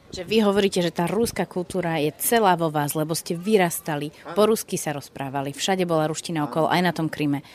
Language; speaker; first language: Slovak; native; Slovak